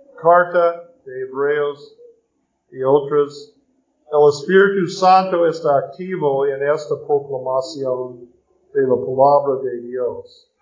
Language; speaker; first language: Spanish; non-native, learner; English